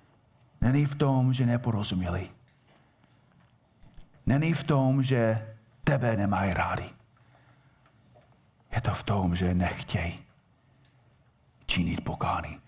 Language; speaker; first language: Czech; non-native, fluent; English